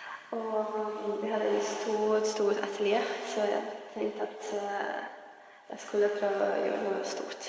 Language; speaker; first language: Norwegian; non-native, learner; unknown